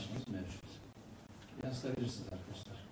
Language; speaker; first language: Turkish; native; Turkish